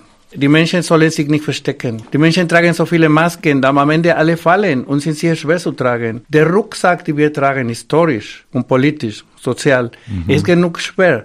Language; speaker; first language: German; non-native, fluent; Spanish